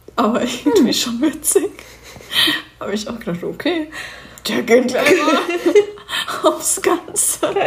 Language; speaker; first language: German; native; German